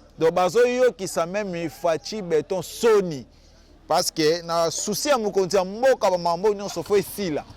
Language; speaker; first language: Lingala; non-native, local second language; Kongo